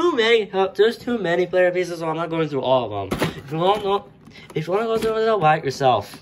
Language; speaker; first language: English; native; English